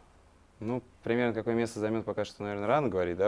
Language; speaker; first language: Russian; native; Russian